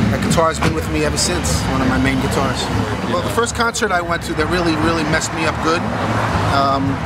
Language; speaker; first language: English; native; English